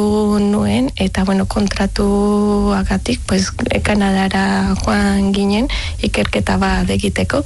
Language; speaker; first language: Basque; non-native, learner; Spanish